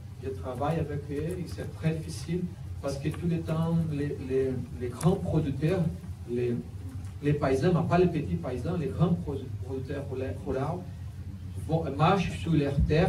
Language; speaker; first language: French; non-native, learner; Portuguese